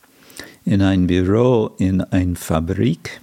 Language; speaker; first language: German; non-native, fluent; English